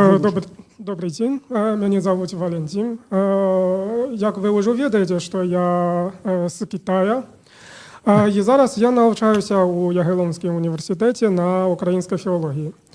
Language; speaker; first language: Ukrainian; non-native, fluent; Chinese